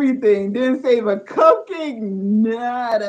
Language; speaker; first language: English; native; English